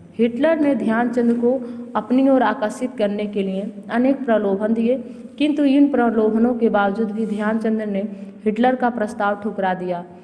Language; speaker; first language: Hindi; native; Hindi